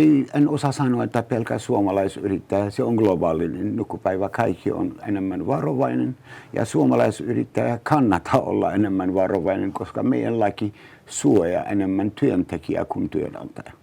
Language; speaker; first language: Finnish; non-native, learner; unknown